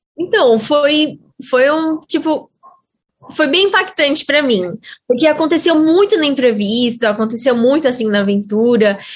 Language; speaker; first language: Portuguese; native; Portuguese